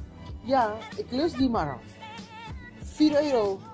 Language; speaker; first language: Dutch; non-native, fluent; Spanish